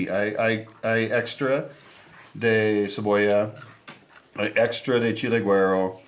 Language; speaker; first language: Spanish; non-native, learner; English